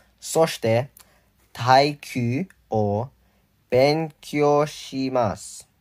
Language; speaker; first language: Japanese; non-native, learner; English